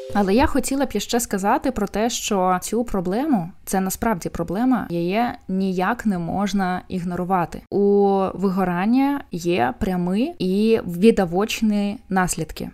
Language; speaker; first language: Ukrainian; non-native, local second language; Russian